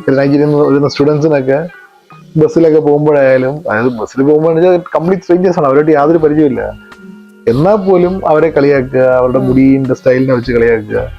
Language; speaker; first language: Malayalam; native; Malayalam